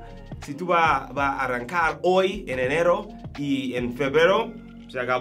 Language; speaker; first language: Spanish; non-native, learner; English